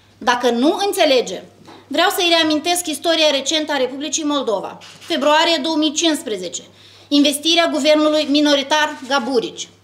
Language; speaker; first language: Romanian; native; Romanian